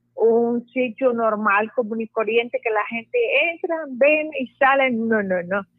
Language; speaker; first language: Spanish; non-native, fluent; Arabic